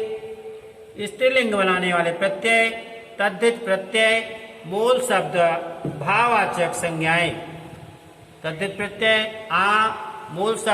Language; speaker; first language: Hindi; native; Hindi